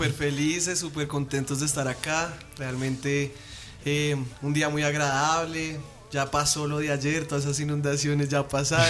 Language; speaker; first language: Spanish; native; Spanish